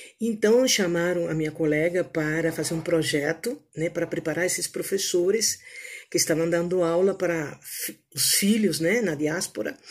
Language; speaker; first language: Portuguese; native; Portuguese